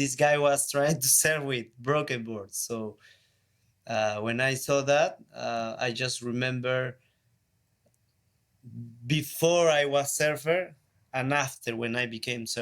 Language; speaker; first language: English; non-native, learner; Spanish